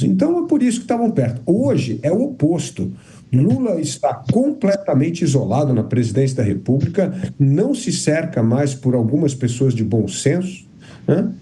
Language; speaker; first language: Portuguese; native; Portuguese